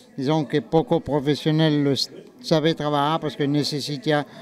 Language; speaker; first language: Spanish; non-native, learner; French